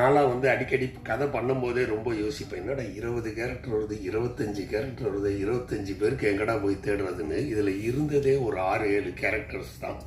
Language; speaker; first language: Tamil; native; Tamil